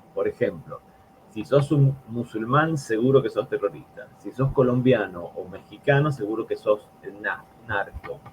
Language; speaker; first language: Spanish; native; Spanish